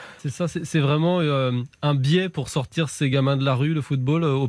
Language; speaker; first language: French; native; French